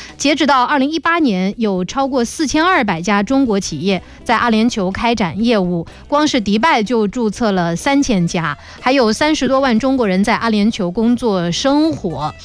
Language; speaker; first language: Chinese; native; Chinese